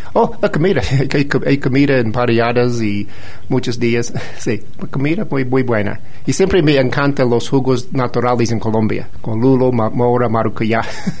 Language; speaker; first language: Spanish; non-native, fluent; English